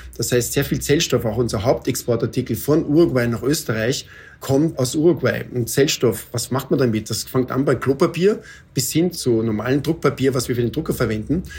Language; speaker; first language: German; native; German